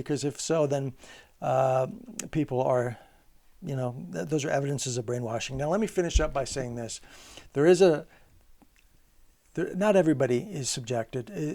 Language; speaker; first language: English; native; English